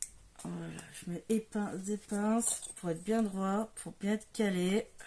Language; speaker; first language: French; native; French